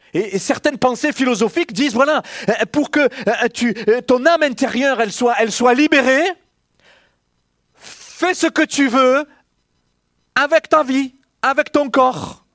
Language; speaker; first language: French; native; French